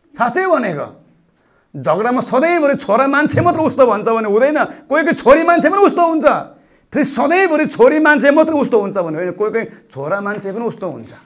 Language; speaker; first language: Nepali; non-native, local second language; Eastern Tamang